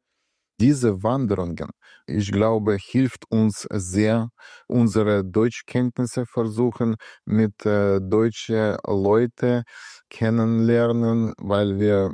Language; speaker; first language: German; non-native, learner; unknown